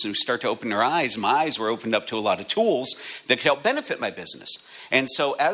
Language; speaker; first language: English; native; English